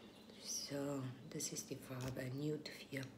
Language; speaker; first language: German; non-native, fluent; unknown